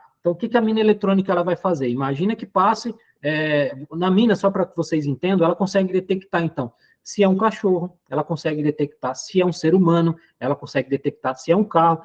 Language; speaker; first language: Portuguese; native; Portuguese